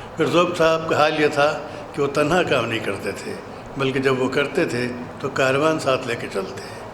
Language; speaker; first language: Urdu; native; Urdu